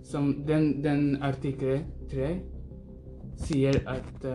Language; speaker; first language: Norwegian; non-native, learner; Persian